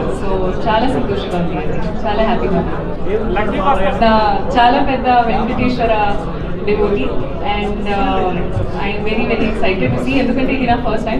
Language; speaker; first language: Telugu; non-native, fluent; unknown